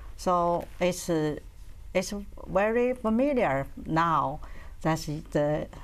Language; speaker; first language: English; non-native, learner; Chinese